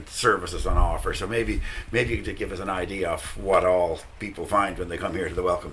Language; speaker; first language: English; native; English